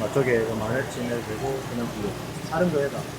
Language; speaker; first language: Korean; native; Korean